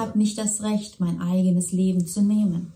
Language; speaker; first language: German; native; German